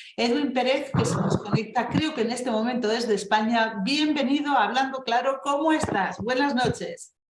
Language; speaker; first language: Spanish; early bilingual, other home language; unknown